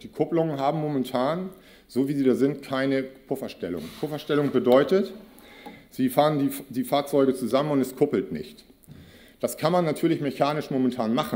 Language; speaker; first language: German; native; German